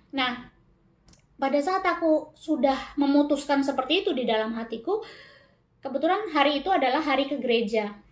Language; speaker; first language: Indonesian; native; Indonesian